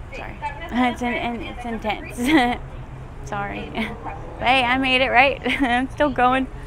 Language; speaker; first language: English; native; English